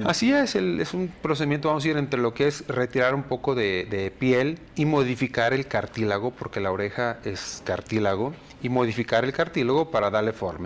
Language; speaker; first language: Spanish; native; Spanish